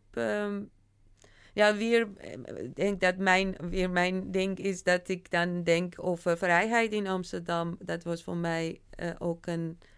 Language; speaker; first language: Dutch; non-native, fluent; Persian